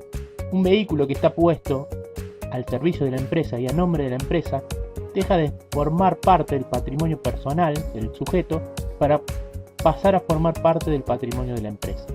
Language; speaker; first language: Spanish; native; Spanish